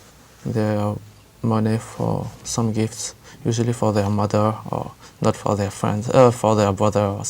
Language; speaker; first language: English; non-native, learner; French